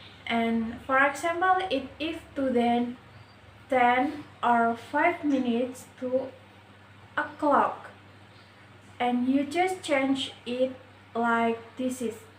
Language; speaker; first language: English; non-native, learner; Indonesian